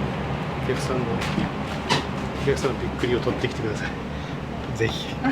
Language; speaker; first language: Japanese; native; Japanese